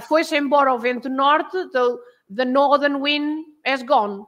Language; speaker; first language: English; non-native, fluent; Portuguese